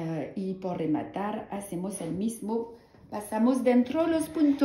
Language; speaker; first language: Spanish; non-native, learner; French